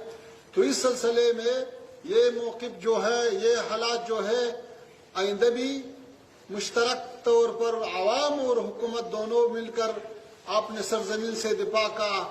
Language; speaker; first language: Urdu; non-native, fluent; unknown